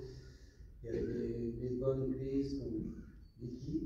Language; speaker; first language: French; non-native, fluent; English